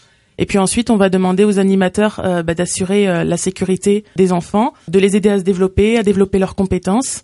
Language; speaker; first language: French; native; French